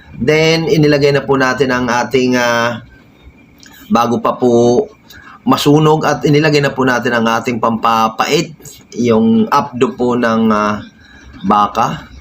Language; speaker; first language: Filipino; native; Filipino